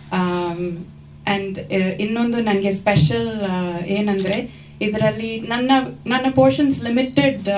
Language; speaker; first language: Kannada; non-native, fluent; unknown